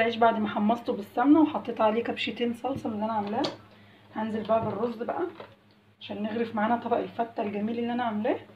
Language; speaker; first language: Arabic; native; Arabic